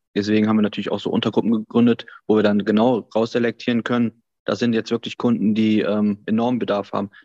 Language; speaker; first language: German; native; German